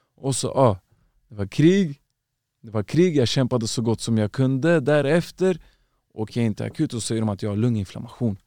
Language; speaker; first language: Swedish; early bilingual, other home language; Uzbek